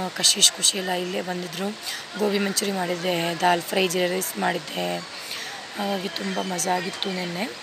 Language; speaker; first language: Kannada; non-native, local second language; Marwari